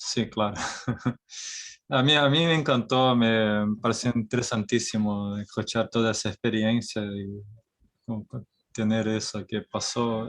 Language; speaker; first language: Spanish; non-native, fluent; Portuguese